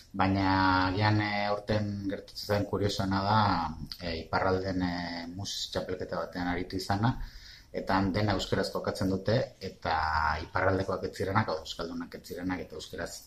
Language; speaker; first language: Basque; native; Basque